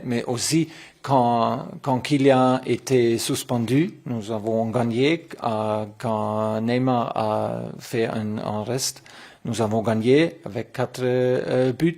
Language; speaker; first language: French; non-native, learner; German